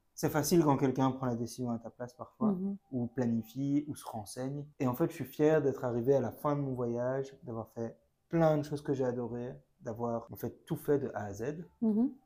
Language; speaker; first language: French; native; French